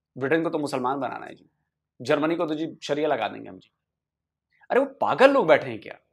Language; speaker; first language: Hindi; native; Hindi